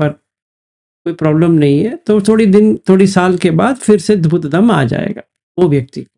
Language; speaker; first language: Hindi; native; Hindi